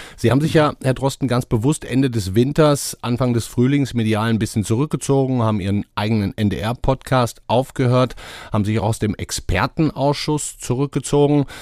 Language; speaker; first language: German; native; German